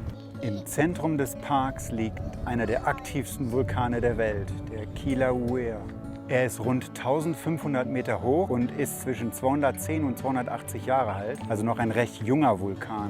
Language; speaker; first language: German; native; German